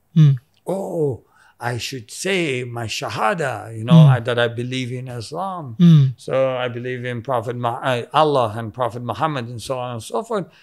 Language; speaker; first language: English; non-native, local second language; Persian